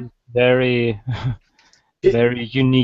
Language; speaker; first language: English; non-native, fluent; Russian